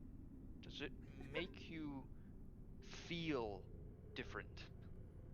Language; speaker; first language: English; native; English